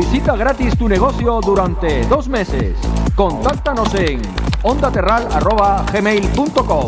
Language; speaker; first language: Spanish; native; Spanish